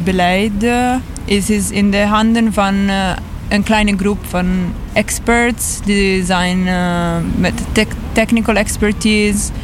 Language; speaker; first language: Dutch; non-native, learner; Italian